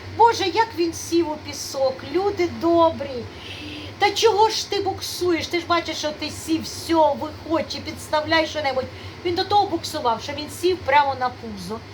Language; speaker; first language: Ukrainian; native; Ukrainian